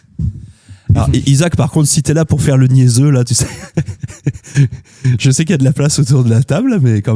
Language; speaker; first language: French; native; French